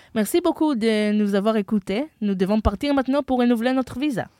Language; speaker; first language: French; non-native, fluent; Hebrew